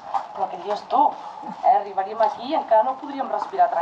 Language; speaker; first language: Catalan; native; Catalan